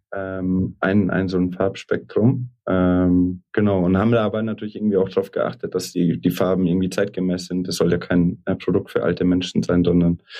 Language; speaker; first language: German; native; German